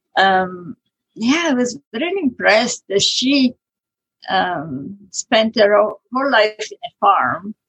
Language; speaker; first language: English; non-native, fluent; Italian